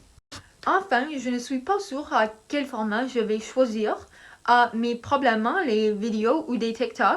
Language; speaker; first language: French; non-native, learner; English